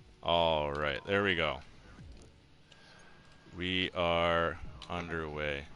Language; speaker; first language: English; native; English